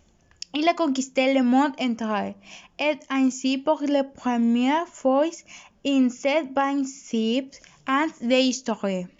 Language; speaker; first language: French; non-native, learner; Spanish